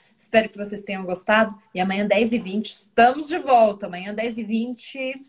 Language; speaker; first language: Portuguese; native; Portuguese